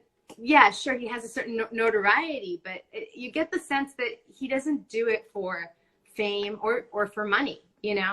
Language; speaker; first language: English; non-native, fluent; Spanish